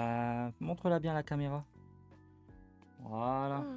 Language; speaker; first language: French; native; French